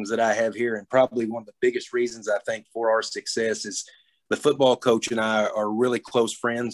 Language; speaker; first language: English; native; English